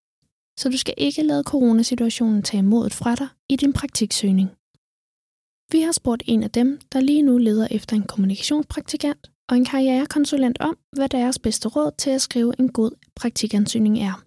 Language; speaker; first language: Danish; native; Danish